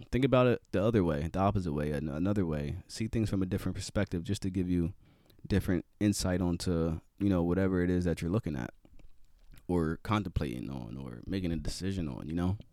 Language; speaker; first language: English; native; English